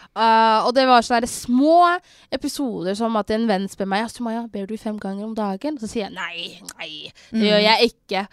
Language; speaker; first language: Norwegian; early bilingual, other home language; Somali